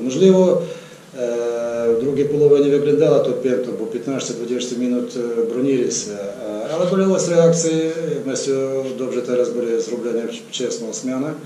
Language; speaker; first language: Polish; non-native, learner; Ukrainian